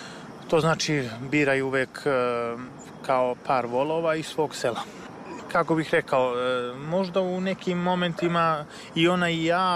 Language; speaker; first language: Serbian; native; Serbian